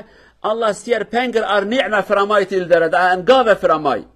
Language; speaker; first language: Norwegian; non-native, learner; Kurdish